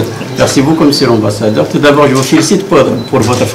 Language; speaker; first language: French; non-native, local second language; Arabic